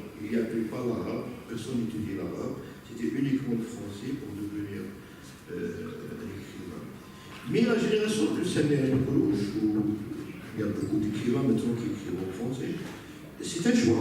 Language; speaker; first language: French; non-native, local second language; Arabic